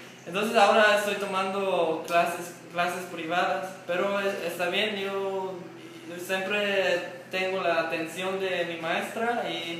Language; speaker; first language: Spanish; non-native, learner; English